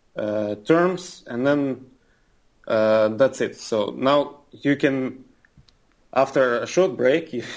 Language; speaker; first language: English; non-native, fluent; Russian